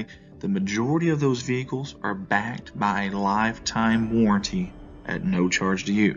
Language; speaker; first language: English; native; English